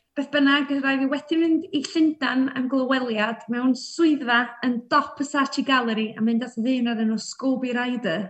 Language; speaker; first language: Welsh; native; Welsh